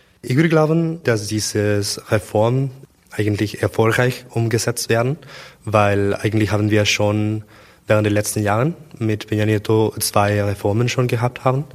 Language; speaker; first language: German; non-native, learner; Spanish